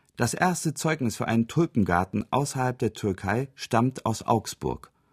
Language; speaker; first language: German; early bilingual, other home language; Turkish